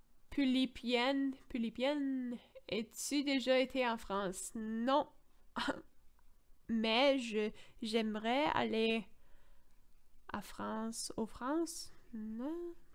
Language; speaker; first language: French; native; French